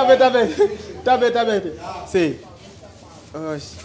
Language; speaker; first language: Portuguese; non-native, fluent; Vietnamese